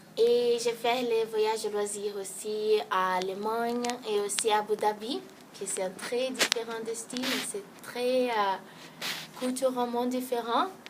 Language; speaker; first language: French; non-native, learner; Portuguese